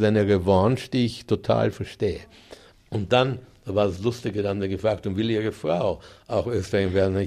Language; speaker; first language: German; native; German